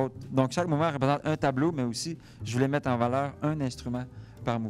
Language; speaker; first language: French; native; French